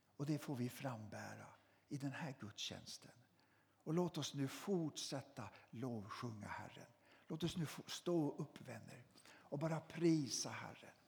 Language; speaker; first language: Swedish; native; Swedish